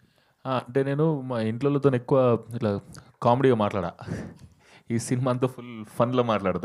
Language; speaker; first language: Telugu; native; Telugu